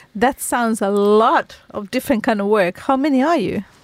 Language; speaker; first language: English; non-native, fluent; Finnish